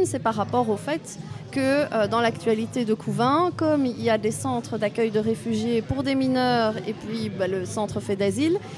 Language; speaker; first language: French; native; French